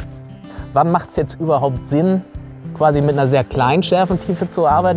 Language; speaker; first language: German; native; German